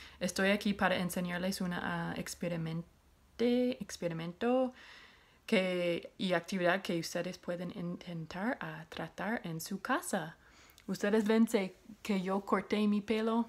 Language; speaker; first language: Spanish; non-native, fluent; English